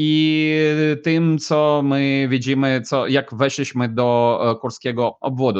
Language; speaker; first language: Polish; non-native, fluent; Ukrainian